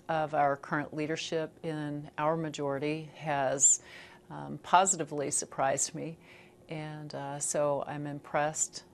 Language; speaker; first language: English; native; English